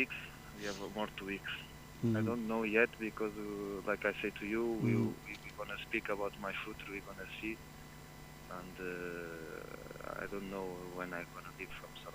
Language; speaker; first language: English; non-native, fluent; Portuguese